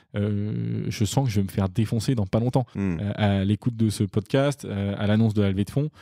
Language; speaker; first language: French; native; French